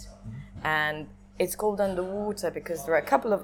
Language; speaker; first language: English; non-native, fluent; Russian